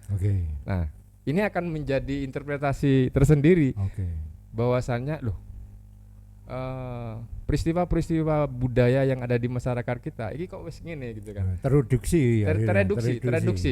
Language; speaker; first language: Indonesian; non-native, local second language; Javanese